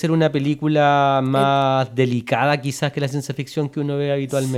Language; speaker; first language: Spanish; native; Spanish